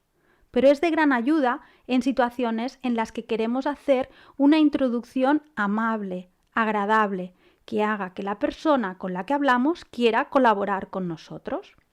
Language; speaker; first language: Spanish; native; Spanish